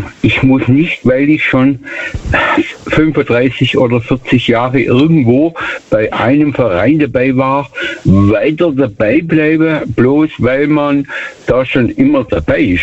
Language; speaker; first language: German; native; German